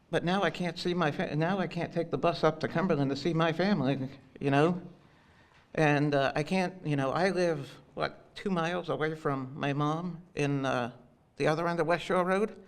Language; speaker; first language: English; native; English